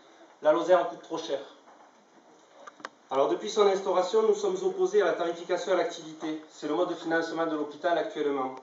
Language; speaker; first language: French; native; French